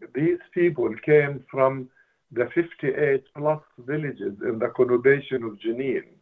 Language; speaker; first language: English; non-native, fluent; Arabic